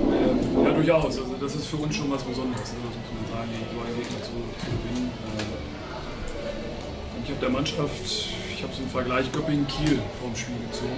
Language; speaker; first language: German; native; German